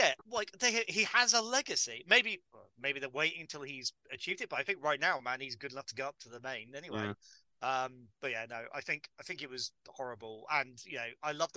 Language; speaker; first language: English; native; English